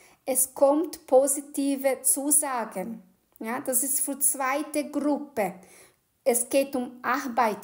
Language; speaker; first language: German; non-native, fluent; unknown